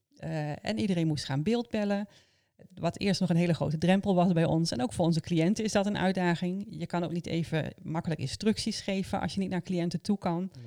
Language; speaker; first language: Dutch; native; Dutch